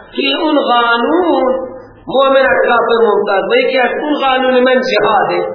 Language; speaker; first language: Persian; native; Persian